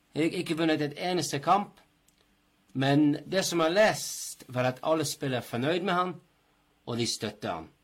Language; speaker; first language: Norwegian; non-native, fluent; English